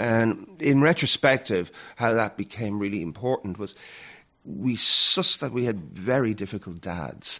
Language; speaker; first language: English; native; English